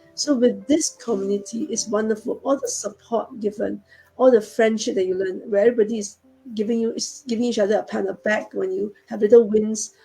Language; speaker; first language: English; non-native, local second language; Chinese